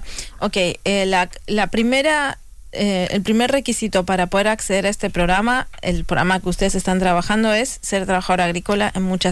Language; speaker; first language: Spanish; native; Spanish